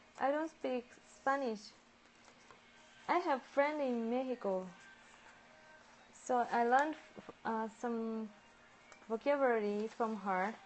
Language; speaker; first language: English; non-native, learner; Japanese